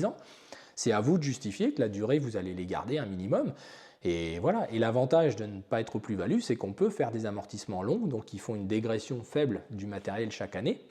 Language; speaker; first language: French; native; French